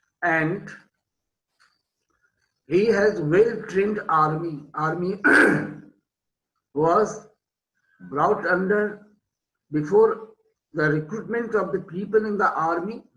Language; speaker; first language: English; non-native, local second language; Hindi